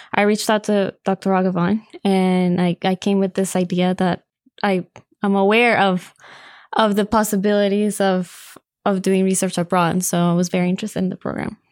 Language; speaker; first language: English; non-native, fluent; Spanish